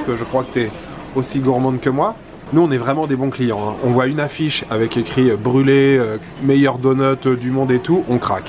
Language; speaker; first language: French; native; French